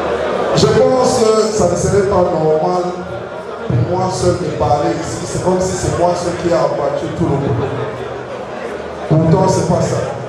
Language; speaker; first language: French; non-native, learner; English